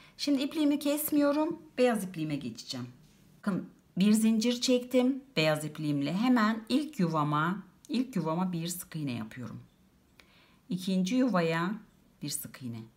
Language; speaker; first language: Turkish; native; Turkish